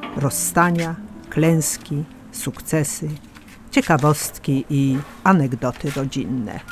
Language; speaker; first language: Polish; native; Polish